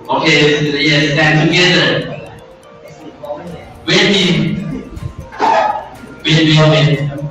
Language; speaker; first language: English; non-native, fluent; Thai